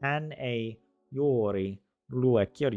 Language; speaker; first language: Finnish; non-native, learner; English